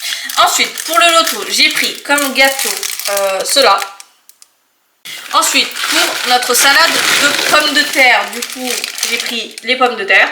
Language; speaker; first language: French; native; French